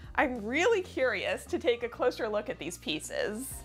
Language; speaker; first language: English; native; English